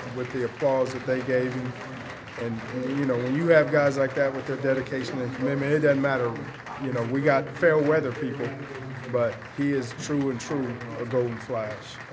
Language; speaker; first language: English; native; English